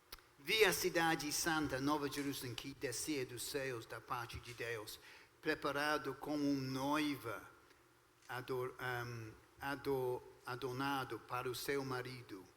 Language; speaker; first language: Portuguese; non-native, fluent; English